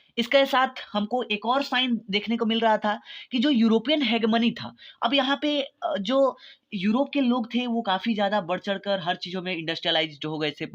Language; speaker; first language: Hindi; native; Hindi